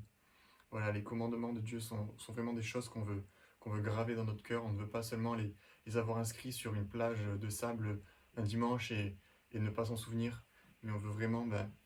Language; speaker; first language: French; native; French